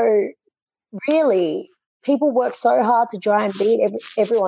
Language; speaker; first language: English; native; English